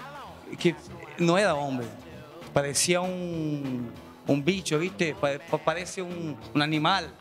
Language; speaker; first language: Portuguese; non-native, learner; Spanish